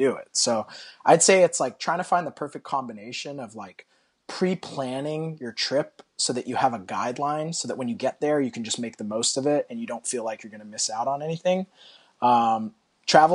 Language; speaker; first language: English; native; English